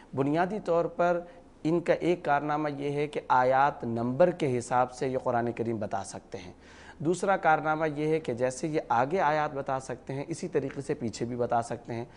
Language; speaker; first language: Urdu; native; Urdu